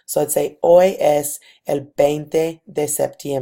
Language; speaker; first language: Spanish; non-native, fluent; English